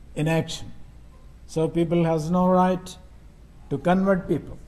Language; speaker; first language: English; non-native, local second language; Telugu